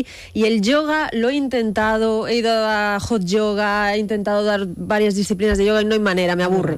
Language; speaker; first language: Spanish; native; Spanish